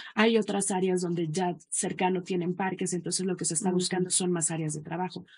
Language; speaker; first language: Spanish; native; Spanish